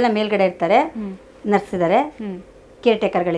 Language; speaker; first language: Kannada; native; Kannada